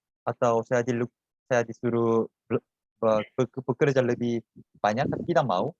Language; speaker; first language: Indonesian; non-native, fluent; Korean